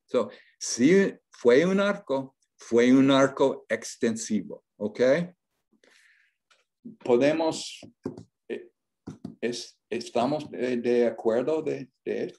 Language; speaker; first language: Spanish; non-native, learner; English